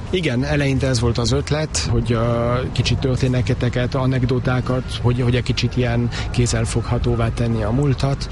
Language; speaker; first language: Hungarian; early bilingual, heritage; Hungarian